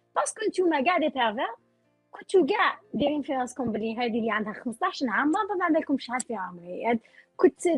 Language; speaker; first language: Arabic; native; Arabic